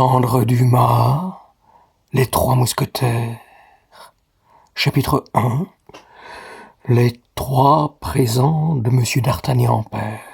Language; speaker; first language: French; native; French